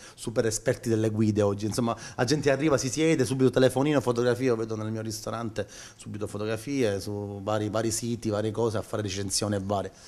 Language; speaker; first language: Italian; native; Italian